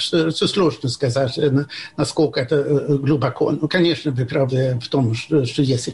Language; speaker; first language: Russian; non-native, fluent; Swedish